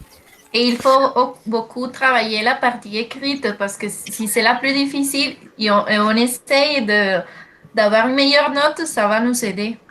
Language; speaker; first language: French; non-native, fluent; Spanish